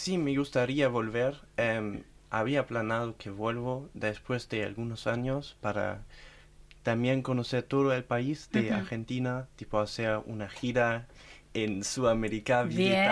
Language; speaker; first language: Spanish; non-native, fluent; German